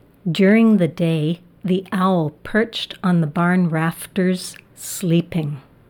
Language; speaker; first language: English; native; English